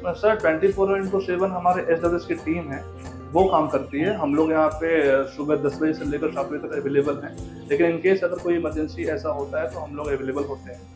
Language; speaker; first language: Hindi; native; Hindi